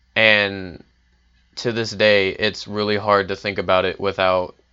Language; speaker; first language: English; native; English